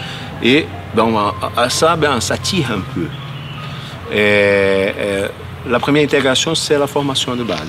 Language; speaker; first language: French; non-native, fluent; Portuguese